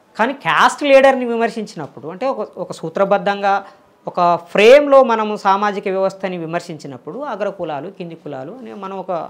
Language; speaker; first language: Telugu; native; Telugu